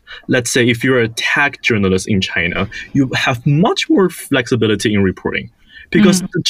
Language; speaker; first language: English; non-native, fluent; Chinese